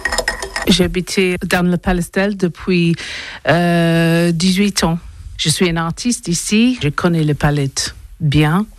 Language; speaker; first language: French; non-native, learner; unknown